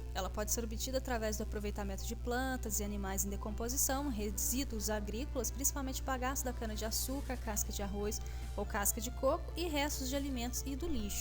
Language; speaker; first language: Portuguese; native; Portuguese